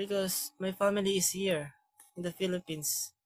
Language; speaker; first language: English; non-native, learner; Korean